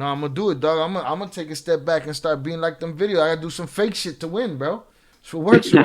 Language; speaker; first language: English; native; English